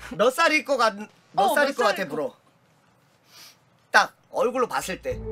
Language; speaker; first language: Korean; native; Korean